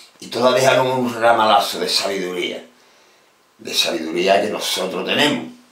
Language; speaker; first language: Spanish; native; Spanish